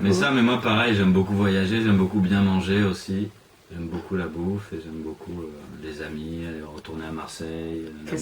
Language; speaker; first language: French; native; French